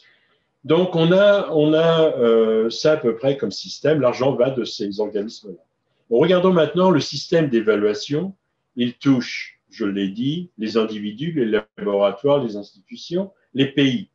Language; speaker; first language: French; native; French